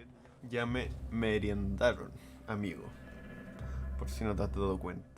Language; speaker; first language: Spanish; native; Spanish